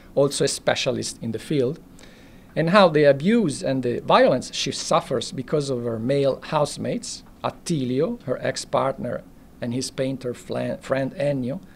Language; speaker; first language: English; non-native, fluent; Italian